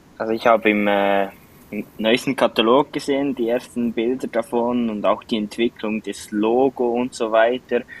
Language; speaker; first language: German; native; German